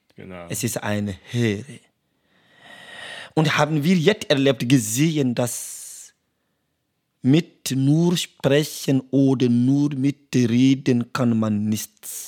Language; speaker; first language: German; non-native, learner; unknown